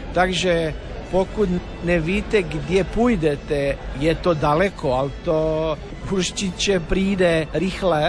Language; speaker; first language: Czech; non-native, learner; Croatian